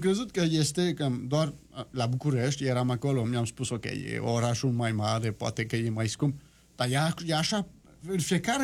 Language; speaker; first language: Romanian; non-native, learner; French